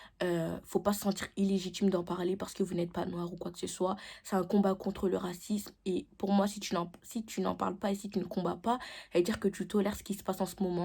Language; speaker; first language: French; native; French